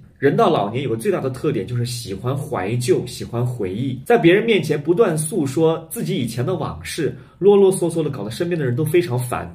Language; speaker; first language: Chinese; native; Chinese